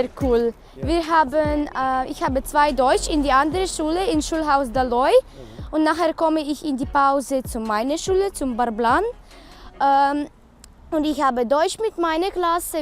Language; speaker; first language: German; non-native, learner; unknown